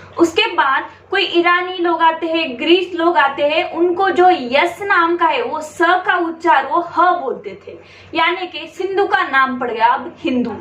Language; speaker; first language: Hindi; non-native, local second language; Marathi